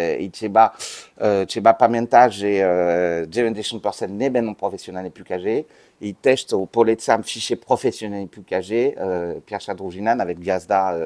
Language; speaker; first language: Polish; non-native, learner; French